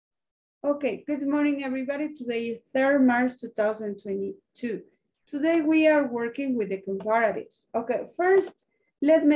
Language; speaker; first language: English; non-native, fluent; Spanish